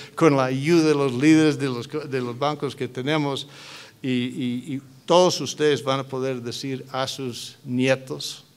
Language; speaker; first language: Spanish; non-native, fluent; English